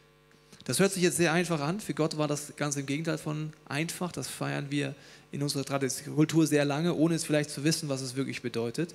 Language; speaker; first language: German; native; German